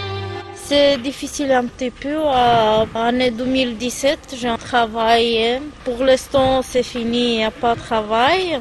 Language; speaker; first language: French; non-native, learner; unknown